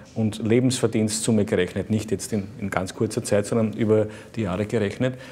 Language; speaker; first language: German; native; German